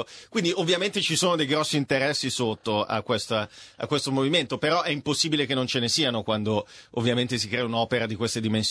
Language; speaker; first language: Italian; native; Italian